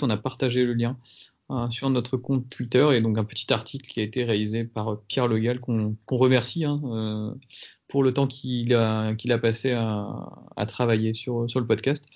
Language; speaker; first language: French; native; French